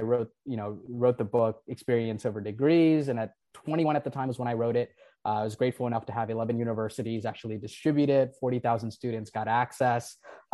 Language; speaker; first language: English; non-native, local second language; Nepali